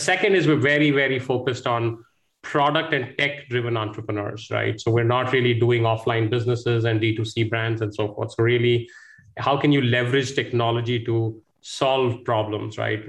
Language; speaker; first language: English; non-native, local second language; Hindi